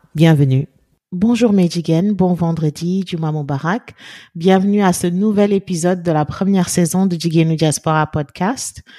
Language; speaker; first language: French; non-native, local second language; Wolof